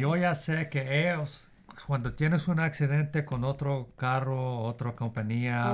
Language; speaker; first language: Spanish; early bilingual, heritage; Spanish